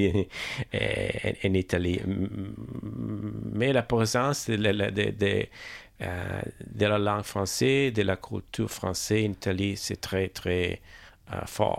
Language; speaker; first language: French; non-native, learner; Italian